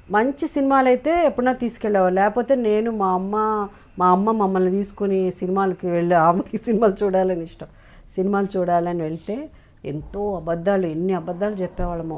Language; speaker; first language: Telugu; native; Telugu